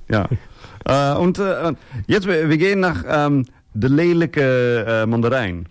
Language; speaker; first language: German; non-native, learner; Dutch